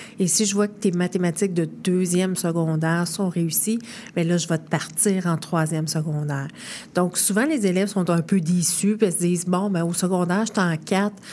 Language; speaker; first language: French; native; French